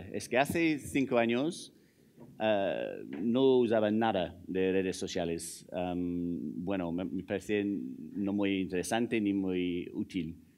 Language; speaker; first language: Spanish; non-native, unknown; English